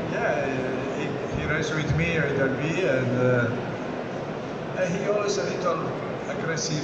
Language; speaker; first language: English; non-native, learner; Italian